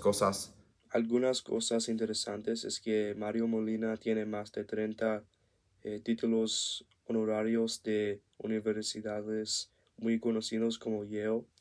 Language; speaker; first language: Spanish; non-native, learner; English